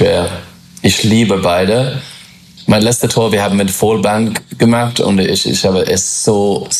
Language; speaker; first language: German; non-native, learner; English